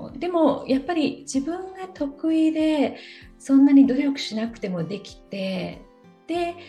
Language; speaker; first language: Japanese; native; Japanese